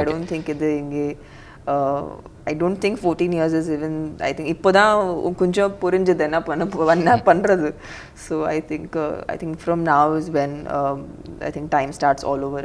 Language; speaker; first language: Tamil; non-native, local second language; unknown